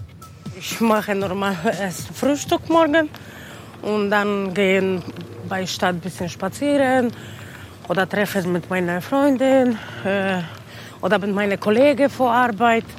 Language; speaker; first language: German; non-native, learner; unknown